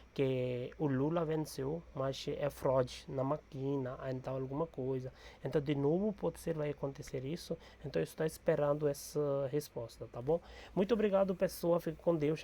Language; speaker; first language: Portuguese; non-native, learner; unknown